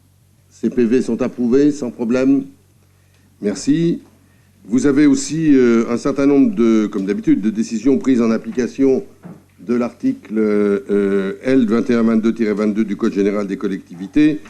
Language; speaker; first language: French; native; French